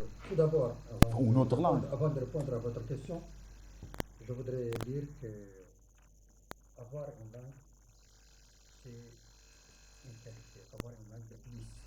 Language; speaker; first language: French; non-native, local second language; Arabic